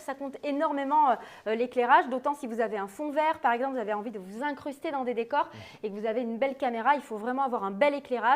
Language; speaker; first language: French; native; French